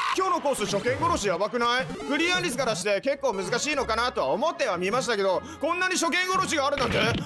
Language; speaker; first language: Japanese; native; Japanese